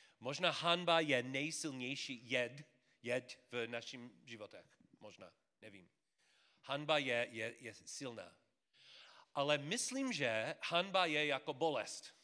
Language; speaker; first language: Czech; non-native, fluent; English